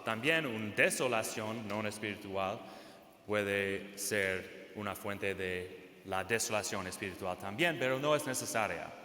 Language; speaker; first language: Spanish; non-native, fluent; English